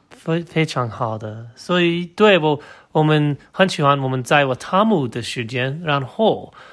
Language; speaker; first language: Chinese; non-native, learner; English